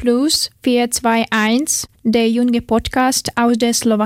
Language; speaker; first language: German; non-native, learner; Ukrainian